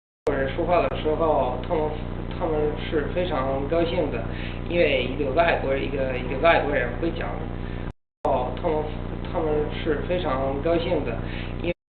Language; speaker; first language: Chinese; non-native, learner; Italian